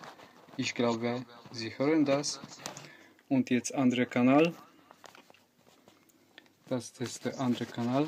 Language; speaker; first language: German; non-native, learner; Polish